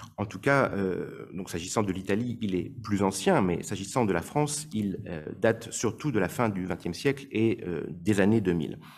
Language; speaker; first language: French; native; French